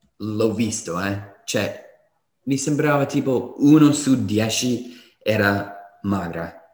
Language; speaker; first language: Italian; non-native, fluent; English